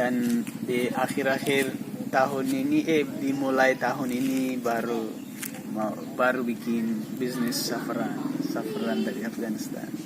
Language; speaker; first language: Indonesian; non-native, fluent; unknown